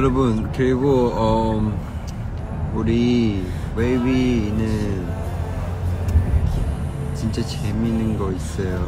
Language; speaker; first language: Korean; non-native, learner; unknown